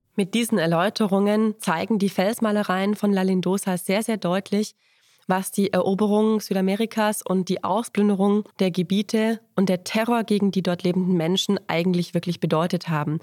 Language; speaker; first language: German; native; German